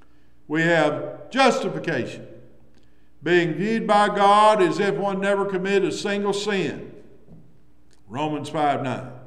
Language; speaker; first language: English; native; English